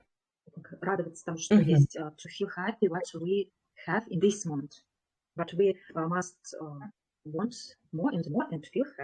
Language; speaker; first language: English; non-native, learner; Russian